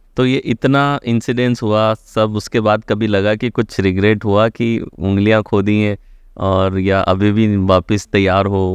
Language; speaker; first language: Hindi; native; Hindi